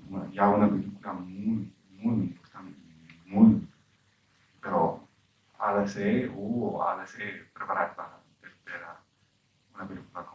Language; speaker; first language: Catalan; non-native, fluent; Arabic